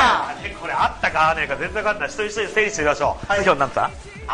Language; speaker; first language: Japanese; native; Japanese